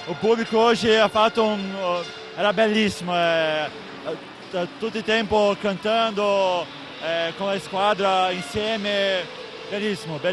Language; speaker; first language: Italian; non-native, learner; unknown